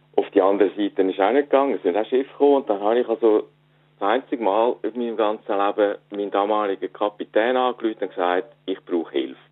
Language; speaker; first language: German; native; German